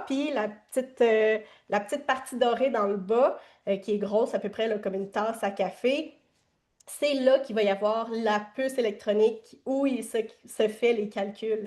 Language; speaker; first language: French; native; French